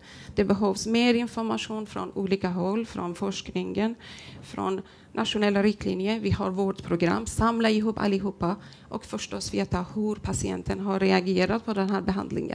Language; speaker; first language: Swedish; non-native, fluent; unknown